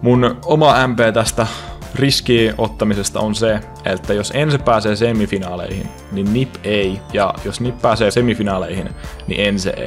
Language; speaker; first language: Finnish; native; Finnish